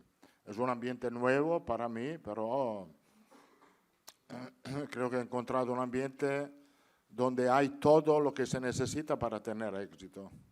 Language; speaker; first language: Spanish; non-native, fluent; Italian